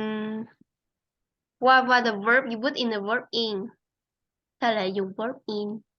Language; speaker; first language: English; non-native, fluent; Vietnamese